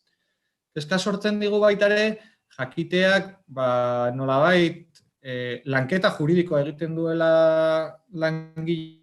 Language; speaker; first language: Basque; native; Basque